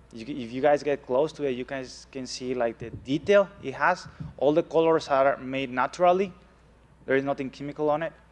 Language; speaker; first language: English; non-native, fluent; Spanish